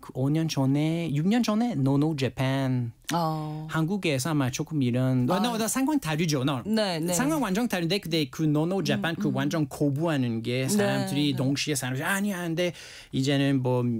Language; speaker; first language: Korean; non-native, learner; French